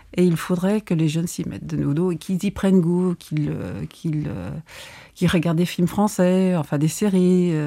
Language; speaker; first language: French; native; French